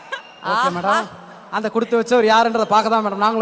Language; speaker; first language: Tamil; native; Tamil